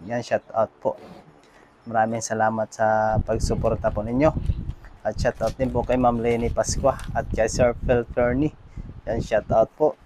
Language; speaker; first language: Filipino; native; Filipino